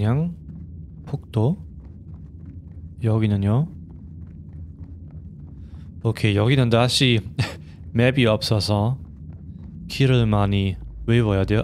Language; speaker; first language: Korean; non-native, fluent; German